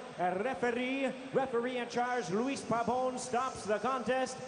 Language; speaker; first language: English; native; English